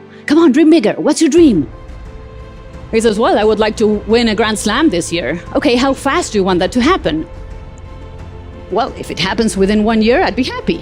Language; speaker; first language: English; non-native, fluent; Spanish